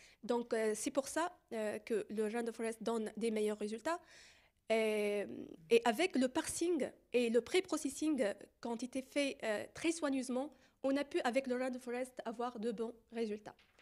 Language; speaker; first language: French; non-native, fluent; Arabic